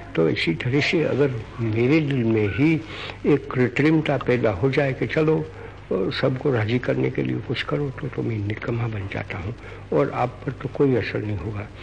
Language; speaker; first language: Hindi; non-native, local second language; Gujarati